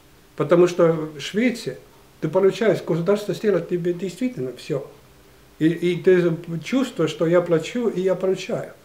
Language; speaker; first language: Russian; non-native, local second language; Estonian